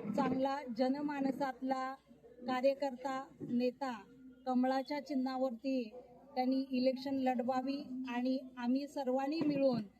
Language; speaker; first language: Marathi; native; Marathi